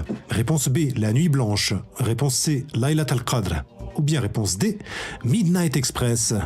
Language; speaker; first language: French; native; French